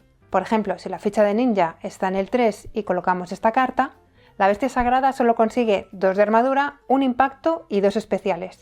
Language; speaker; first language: Spanish; native; Spanish